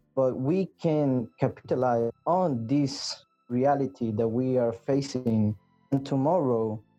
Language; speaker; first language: English; non-native, fluent; Spanish